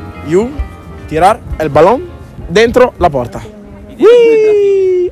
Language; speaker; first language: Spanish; non-native, learner; Italian